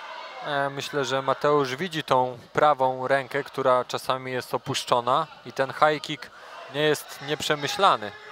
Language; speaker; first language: Polish; native; Polish